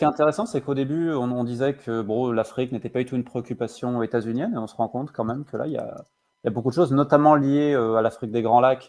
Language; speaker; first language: French; native; French